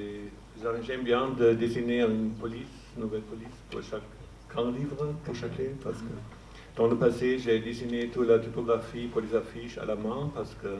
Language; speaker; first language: French; non-native, fluent; German